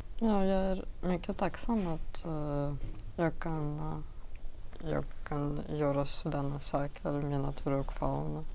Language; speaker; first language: Swedish; non-native, learner; Russian